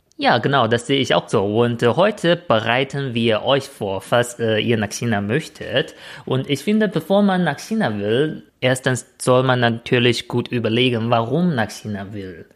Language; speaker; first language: German; non-native, fluent; Chinese